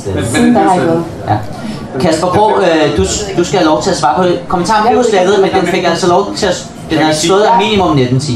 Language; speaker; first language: Danish; native; Danish